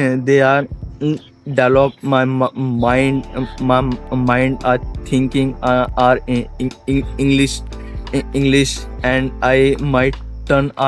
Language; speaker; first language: English; non-native, learner; Hindi